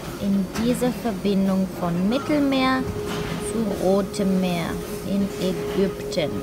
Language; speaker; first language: German; native; German